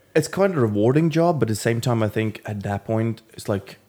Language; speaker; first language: English; non-native, fluent; Latvian